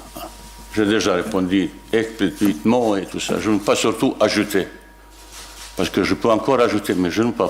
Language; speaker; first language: French; non-native, learner; Bosnian